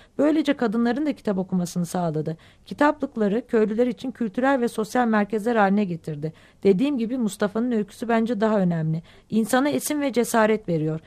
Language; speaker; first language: Turkish; native; Turkish